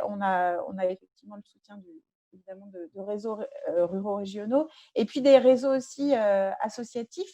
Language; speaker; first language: French; native; French